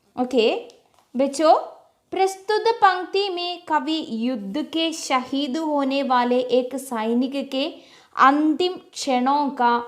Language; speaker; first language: Hindi; non-native, local second language; Malayalam